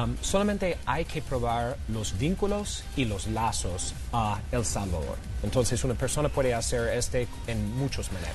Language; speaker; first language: Spanish; non-native, fluent; English